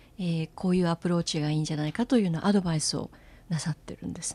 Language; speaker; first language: Japanese; native; Japanese